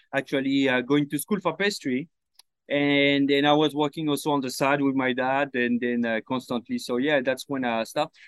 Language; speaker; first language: English; non-native, fluent; French